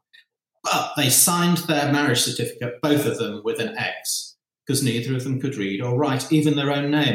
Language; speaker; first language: English; native; English